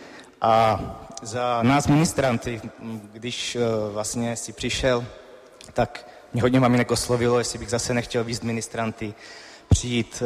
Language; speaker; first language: Czech; native; Czech